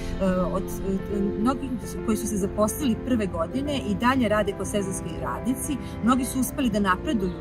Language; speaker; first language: Serbian; native; Serbian